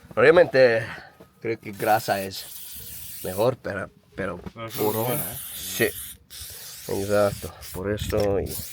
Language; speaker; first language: Spanish; non-native, learner; English